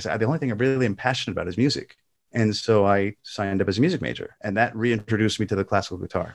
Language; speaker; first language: English; native; English